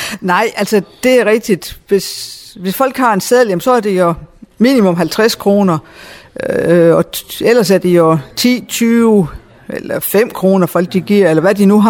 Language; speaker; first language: Danish; native; Danish